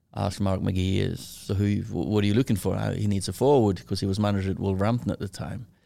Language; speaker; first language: English; non-native, fluent; Norwegian